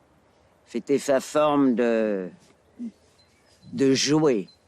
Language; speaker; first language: French; non-native, learner; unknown